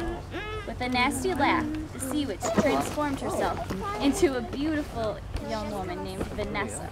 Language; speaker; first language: English; native; English